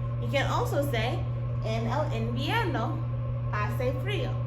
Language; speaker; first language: Spanish; non-native, fluent; English